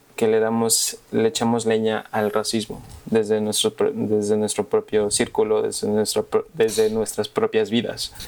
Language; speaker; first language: Spanish; early bilingual, heritage; Spanish